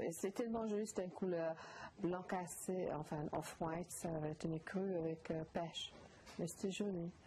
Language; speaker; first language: French; non-native, learner; English